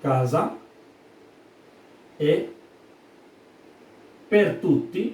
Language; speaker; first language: Italian; non-native, fluent; Urdu